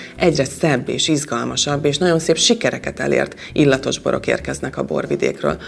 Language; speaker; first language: Hungarian; native; Hungarian